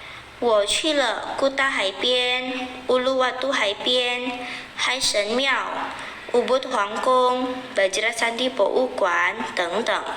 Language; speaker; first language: Chinese; non-native, fluent; Indonesian